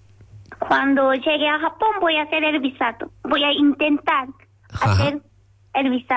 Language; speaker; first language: Spanish; non-native, learner; Japanese